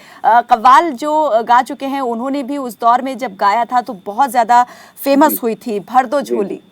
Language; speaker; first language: Hindi; native; Hindi